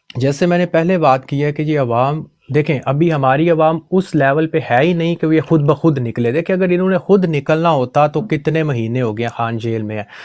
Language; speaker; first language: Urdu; non-native, local second language; Punjabi